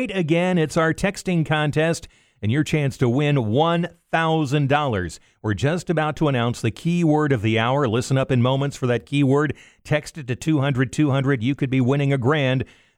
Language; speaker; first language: English; native; English